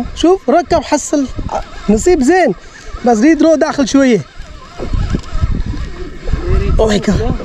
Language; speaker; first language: Arabic; non-native, learner; Bangla